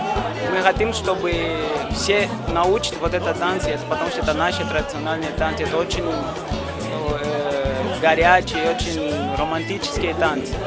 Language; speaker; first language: Russian; non-native, fluent; Portuguese